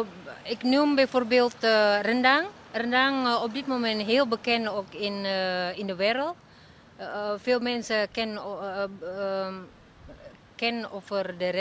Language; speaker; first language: Dutch; non-native, learner; Indonesian